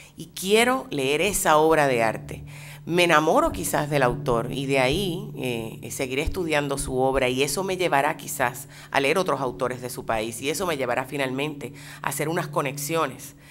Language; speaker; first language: Spanish; native; Spanish